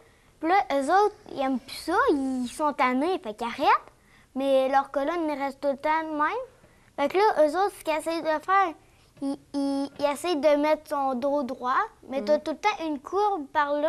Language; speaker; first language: French; native; French